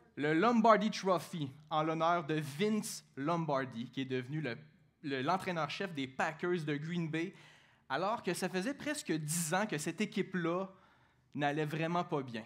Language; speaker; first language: French; native; French